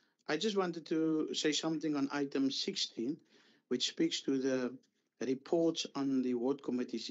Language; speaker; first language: English; non-native, local second language; Afrikaans